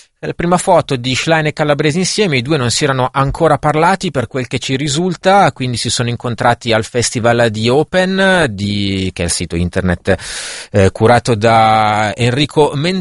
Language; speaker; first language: Italian; native; Italian